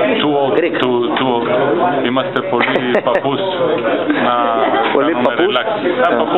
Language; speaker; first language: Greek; non-native, learner; Macedonian